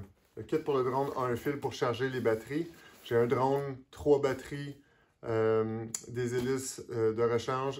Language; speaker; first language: French; native; French